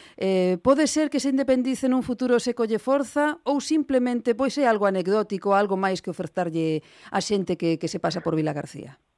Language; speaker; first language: Galician; non-native, local second language; Spanish